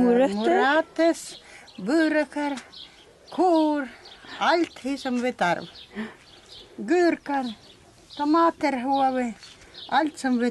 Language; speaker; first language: Swedish; early bilingual, heritage; Swedish